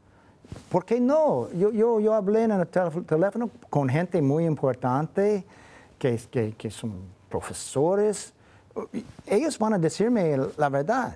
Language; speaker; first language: Spanish; non-native, fluent; English